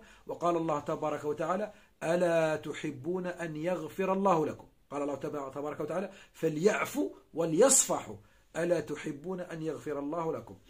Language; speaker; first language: Arabic; native; Arabic